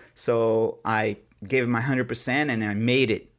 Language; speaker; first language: English; non-native, fluent; Portuguese